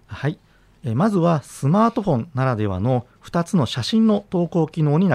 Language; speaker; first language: Japanese; native; Japanese